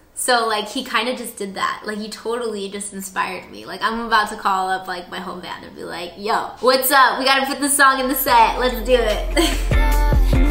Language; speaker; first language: English; early bilingual, other home language; Spanish